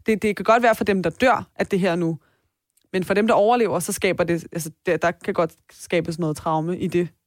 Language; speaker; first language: Danish; early bilingual, other home language; Persian